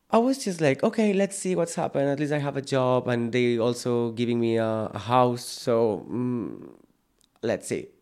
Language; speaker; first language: English; non-native, fluent; Spanish